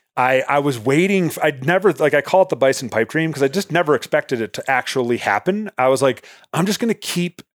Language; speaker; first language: English; native; English